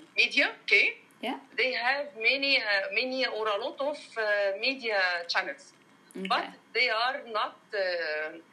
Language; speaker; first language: English; non-native, learner; Arabic